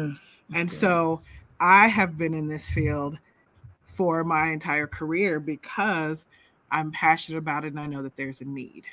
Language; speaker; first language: English; native; English